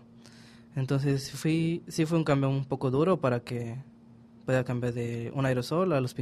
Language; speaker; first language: Spanish; native; Spanish